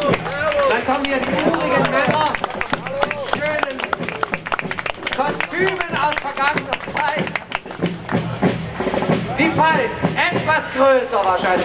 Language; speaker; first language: German; native; German